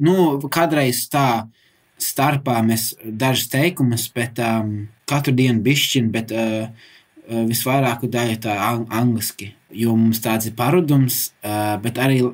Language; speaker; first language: Latvian; early bilingual, heritage; English